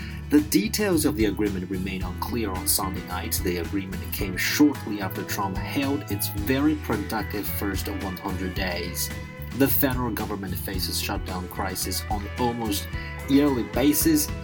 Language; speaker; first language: English; non-native, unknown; Chinese